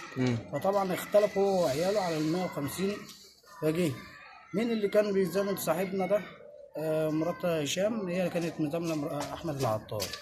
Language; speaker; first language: Arabic; native; Arabic